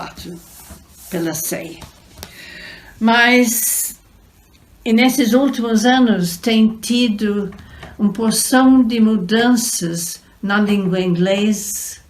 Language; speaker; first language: Portuguese; non-native, fluent; English